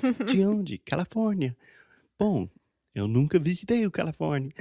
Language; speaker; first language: Portuguese; non-native, fluent; English